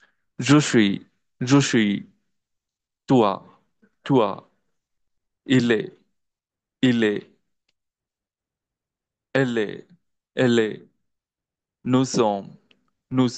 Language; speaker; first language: French; non-native, learner; Telugu